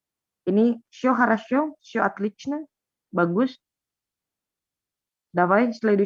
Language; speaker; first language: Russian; non-native, fluent; Indonesian